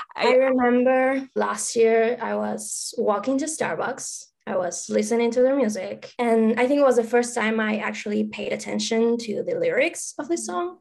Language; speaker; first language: English; non-native, fluent; Spanish